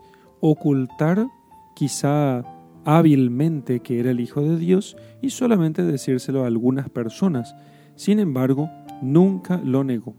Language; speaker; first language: Spanish; native; Spanish